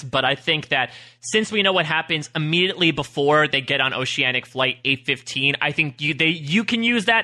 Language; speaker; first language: English; native; English